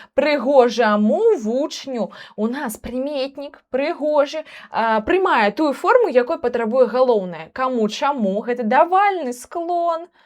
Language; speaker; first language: Belarusian; non-native, local second language; Russian